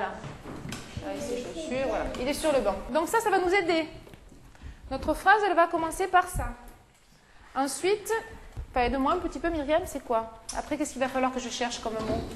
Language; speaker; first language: French; native; French